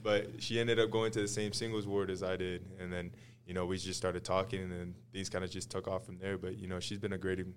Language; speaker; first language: English; native; English